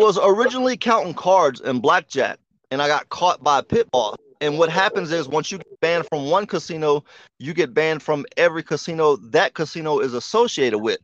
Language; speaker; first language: English; native; English